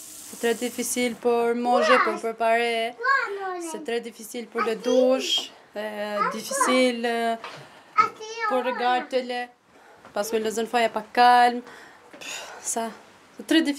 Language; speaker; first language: French; non-native, learner; Albanian